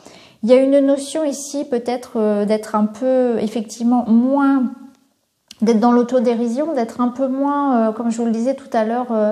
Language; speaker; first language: French; native; French